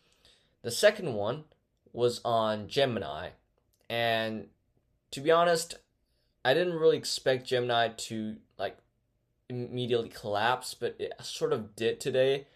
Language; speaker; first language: English; non-native, fluent; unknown